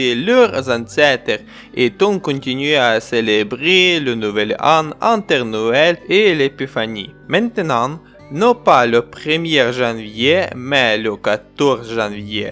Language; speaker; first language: French; non-native, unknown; Ukrainian